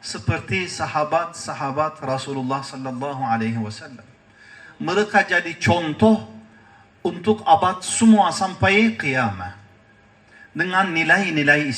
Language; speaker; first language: Indonesian; non-native, learner; Turkish